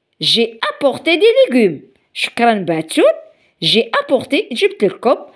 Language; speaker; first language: French; non-native, local second language; Arabic